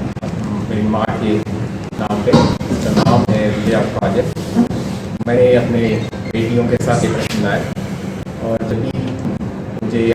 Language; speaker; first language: Hindi; non-native, local second language; Telugu